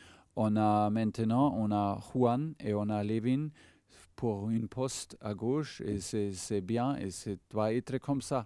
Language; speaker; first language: French; non-native, fluent; German